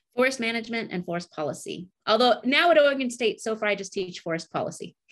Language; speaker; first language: English; native; English